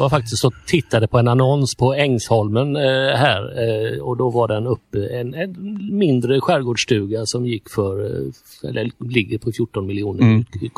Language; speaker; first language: Swedish; native; Swedish